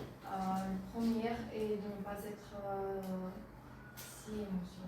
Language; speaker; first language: French; non-native, learner; Bulgarian